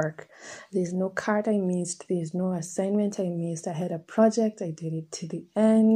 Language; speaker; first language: English; non-native, local second language; Swahili